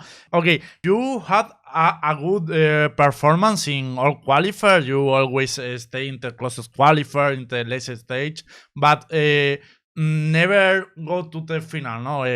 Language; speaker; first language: English; non-native, learner; Spanish